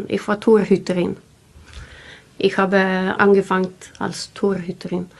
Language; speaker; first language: German; non-native, learner; Swedish